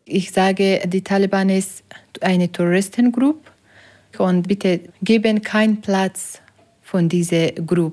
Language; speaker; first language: German; non-native, learner; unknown